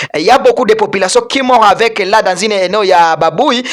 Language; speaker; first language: French; non-native, local second language; Swahili